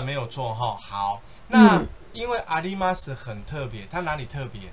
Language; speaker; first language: Chinese; native; Chinese